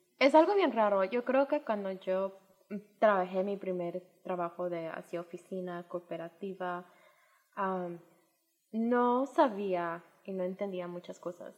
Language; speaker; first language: Spanish; early bilingual, heritage; Spanish